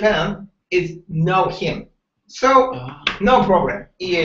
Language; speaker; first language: English; non-native, learner; Japanese